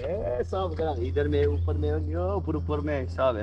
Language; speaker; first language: Hindi; non-native, learner; Nepali